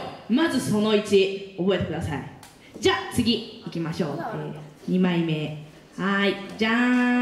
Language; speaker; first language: Japanese; native; Japanese